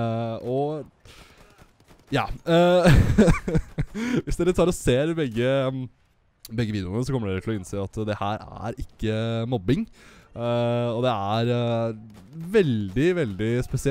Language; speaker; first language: Norwegian; native; Norwegian